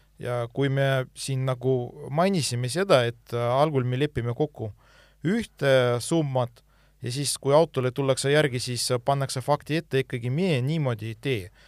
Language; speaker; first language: Estonian; non-native, local second language; Russian